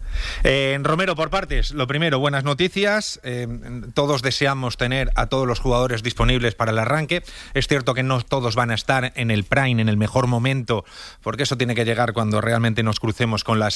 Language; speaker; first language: Spanish; native; Spanish